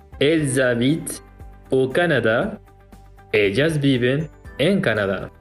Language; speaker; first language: French; non-native, learner; Spanish